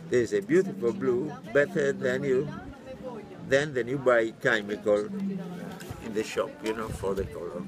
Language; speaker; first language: English; non-native, learner; Italian